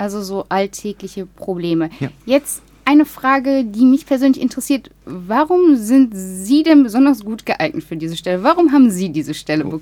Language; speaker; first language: German; native; German